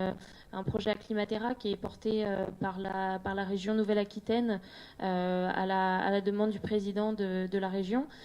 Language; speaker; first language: French; native; French